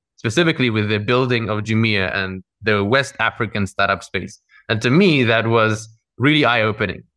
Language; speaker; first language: English; early bilingual, other home language; Russian